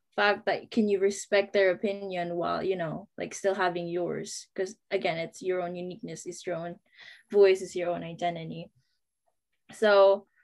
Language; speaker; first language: English; non-native, local second language; Filipino